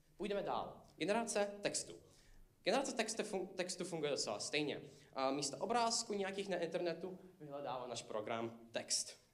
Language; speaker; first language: Czech; non-native, fluent; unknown